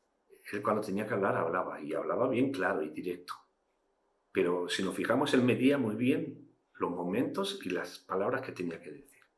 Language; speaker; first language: Spanish; native; Spanish